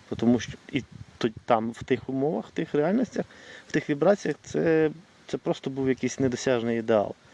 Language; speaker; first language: Ukrainian; non-native, local second language; Russian